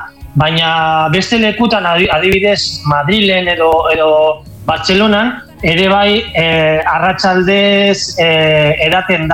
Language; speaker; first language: Basque; non-native, local second language; Spanish